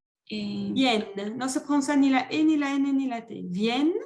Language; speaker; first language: Spanish; non-native, fluent; French